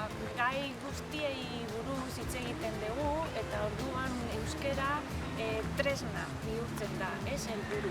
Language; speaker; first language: Basque; non-native, fluent; Spanish